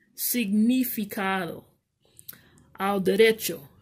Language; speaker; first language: Spanish; non-native, learner; English